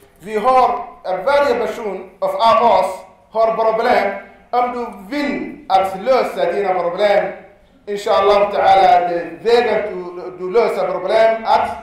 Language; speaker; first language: Swedish; non-native, fluent; Arabic